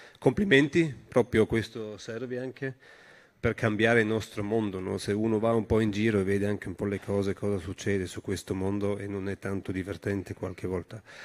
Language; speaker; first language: Italian; non-native, local second language; German